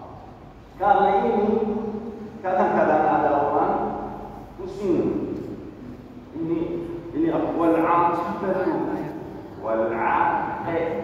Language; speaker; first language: Indonesian; non-native, learner; Arabic